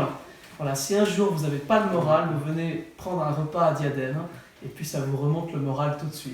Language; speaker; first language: French; native; French